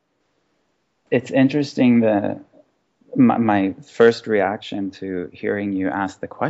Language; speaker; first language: English; non-native, fluent; Hebrew